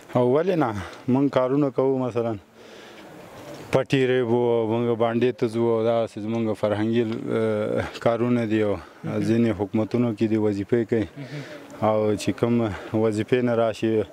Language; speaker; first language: Pashto; non-native, local second language; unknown